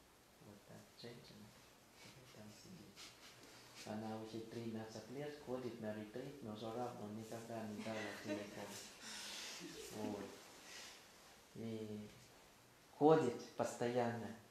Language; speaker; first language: Russian; non-native, learner; Thai